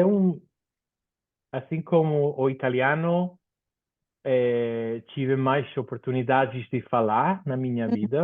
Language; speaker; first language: Portuguese; non-native, fluent; Spanish